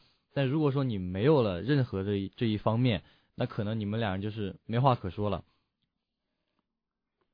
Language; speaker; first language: Chinese; native; Chinese